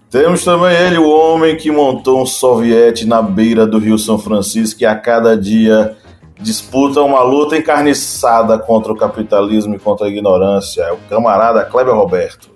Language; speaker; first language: Portuguese; native; Portuguese